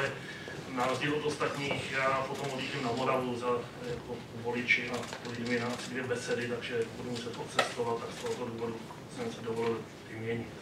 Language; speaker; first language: Czech; native; Czech